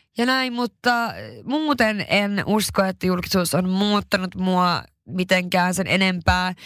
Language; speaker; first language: Finnish; early bilingual, heritage; Finnish